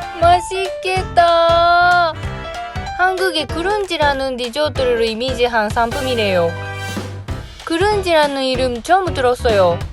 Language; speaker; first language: Korean; non-native, learner; Japanese